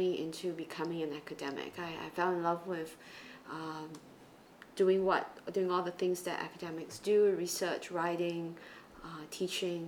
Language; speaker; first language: English; non-native, local second language; Chinese